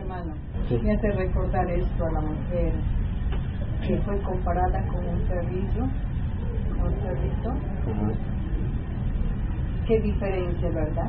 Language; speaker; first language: Spanish; native; Spanish